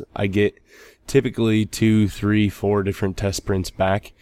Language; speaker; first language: English; native; English